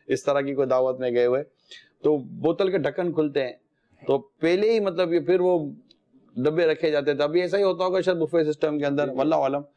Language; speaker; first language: Urdu; native; Urdu